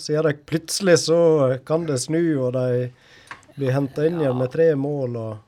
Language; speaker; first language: Norwegian; native; Norwegian